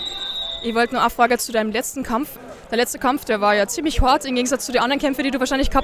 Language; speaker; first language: German; native; German